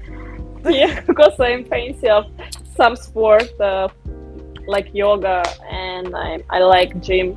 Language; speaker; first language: English; non-native, learner; Russian